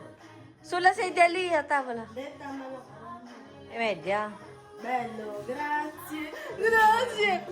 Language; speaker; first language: Italian; non-native, learner; Filipino